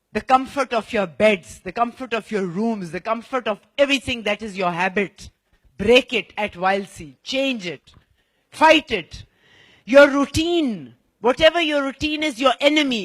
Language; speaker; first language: English; non-native, local second language; Urdu